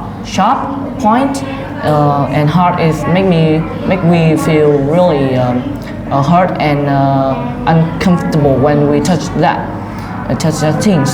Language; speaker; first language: English; non-native, learner; Vietnamese